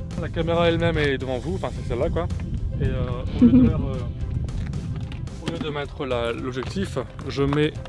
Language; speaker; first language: French; native; French